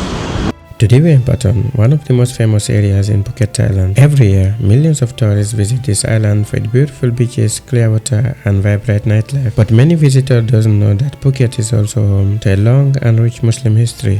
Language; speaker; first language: English; non-native, fluent; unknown